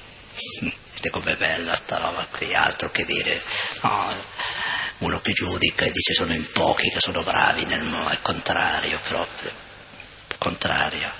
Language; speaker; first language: Italian; native; Italian